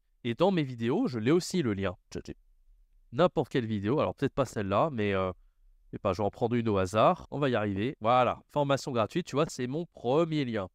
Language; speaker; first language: French; native; French